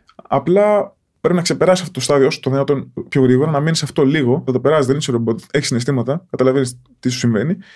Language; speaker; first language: Greek; native; Greek